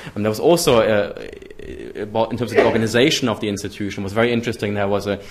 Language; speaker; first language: English; non-native, fluent; German